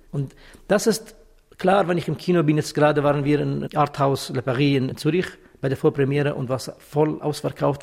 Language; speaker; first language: German; non-native, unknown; Kurdish